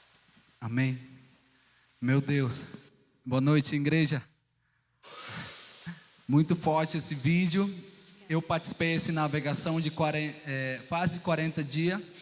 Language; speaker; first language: Portuguese; non-native, local second language; Ticuna